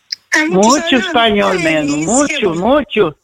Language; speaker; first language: Spanish; non-native, learner; Kabuverdianu